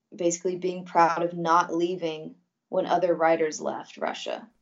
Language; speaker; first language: English; early bilingual, other home language; Russian